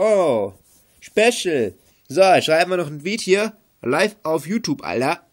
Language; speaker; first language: German; native; German